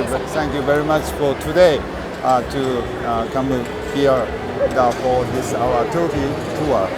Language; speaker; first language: English; non-native, learner; Thai